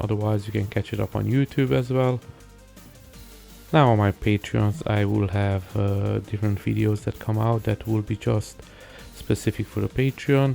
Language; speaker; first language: English; non-native, fluent; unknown